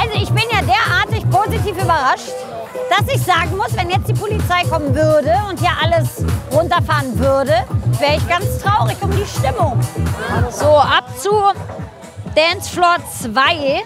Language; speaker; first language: German; native; German